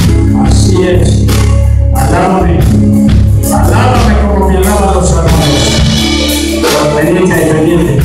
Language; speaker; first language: Spanish; native; Spanish